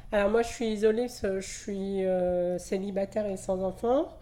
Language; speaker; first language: French; native; French